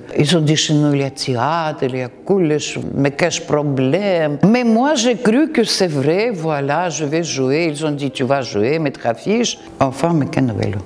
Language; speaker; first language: French; non-native, fluent; Russian